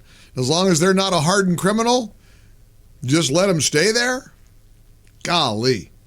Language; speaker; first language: English; native; English